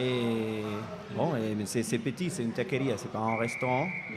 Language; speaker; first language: French; non-native, fluent; Spanish